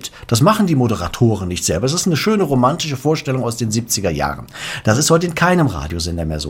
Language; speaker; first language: German; native; German